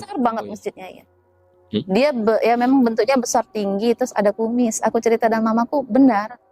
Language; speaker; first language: Indonesian; native; Indonesian